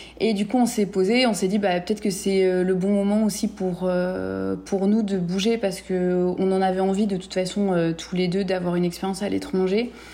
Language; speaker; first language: French; native; French